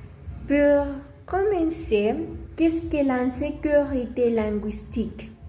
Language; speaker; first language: French; non-native, learner; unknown